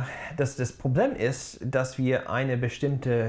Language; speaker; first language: German; non-native, fluent; English